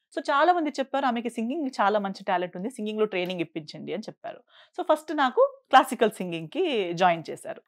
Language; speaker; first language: Telugu; non-native, fluent; Konkani